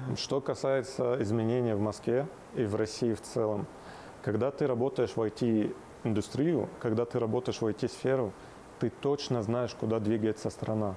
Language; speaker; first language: Russian; non-native, fluent; Arabic